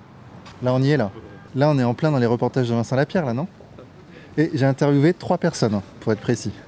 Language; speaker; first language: French; native; French